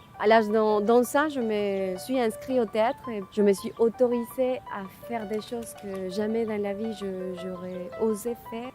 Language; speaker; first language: French; non-native, fluent; Spanish